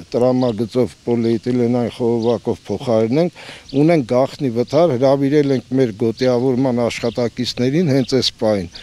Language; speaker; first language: Armenian; native; Armenian